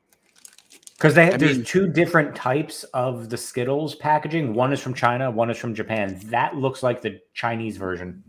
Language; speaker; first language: English; native; English